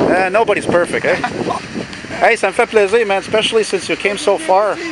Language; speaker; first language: English; native; English